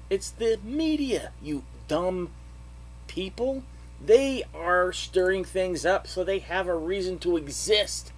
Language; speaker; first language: English; native; English